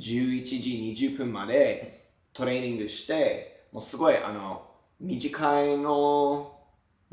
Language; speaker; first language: Japanese; non-native, learner; English